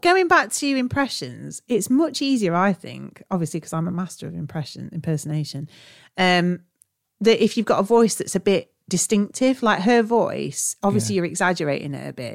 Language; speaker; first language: English; native; English